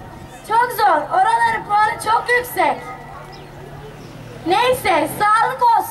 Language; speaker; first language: Turkish; native; Turkish